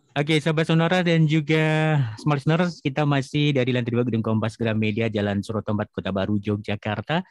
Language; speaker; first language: Indonesian; native; Indonesian